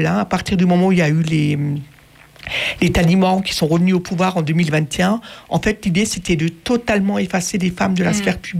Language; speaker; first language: French; native; French